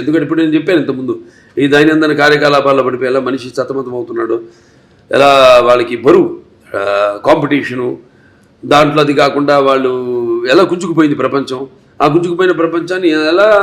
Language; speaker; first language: Telugu; native; Telugu